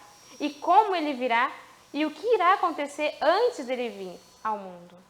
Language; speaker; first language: Portuguese; native; Portuguese